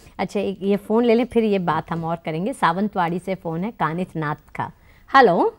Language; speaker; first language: Hindi; native; Hindi